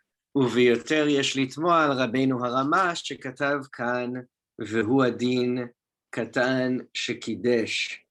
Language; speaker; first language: Hebrew; non-native, fluent; English